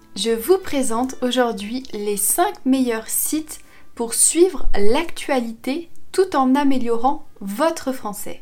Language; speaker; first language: French; native; French